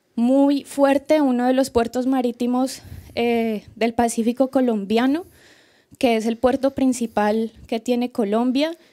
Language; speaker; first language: Spanish; native; Spanish